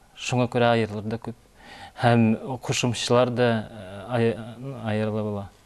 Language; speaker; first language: Tatar; non-native, learner; Yakut